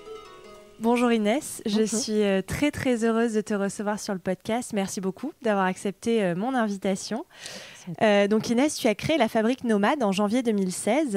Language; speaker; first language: French; native; French